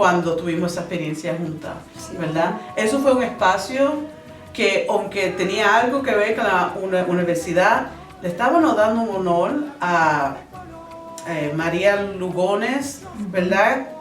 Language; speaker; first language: Spanish; early bilingual, other home language; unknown